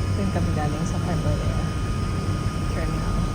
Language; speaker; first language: Filipino; native; Filipino